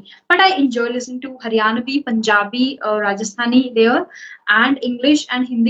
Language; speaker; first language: English; non-native, local second language; Hindi